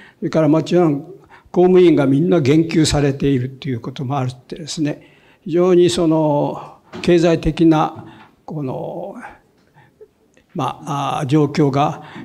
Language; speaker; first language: Japanese; native; Japanese